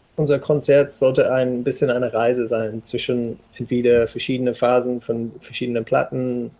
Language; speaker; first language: German; non-native, fluent; English